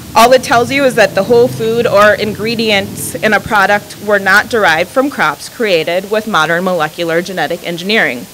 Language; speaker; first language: English; native; English